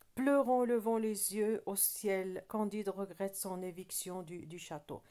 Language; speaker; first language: French; non-native, local second language; Arabic